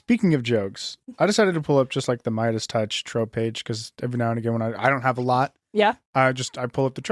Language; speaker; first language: English; native; English